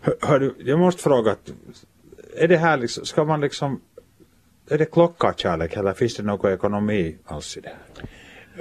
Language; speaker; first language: Swedish; native; Swedish